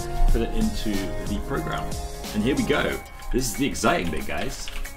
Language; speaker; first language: English; native; English